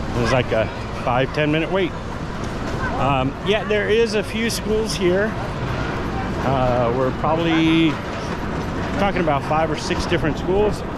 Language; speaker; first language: English; native; English